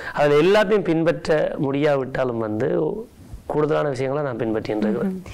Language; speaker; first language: Tamil; native; Tamil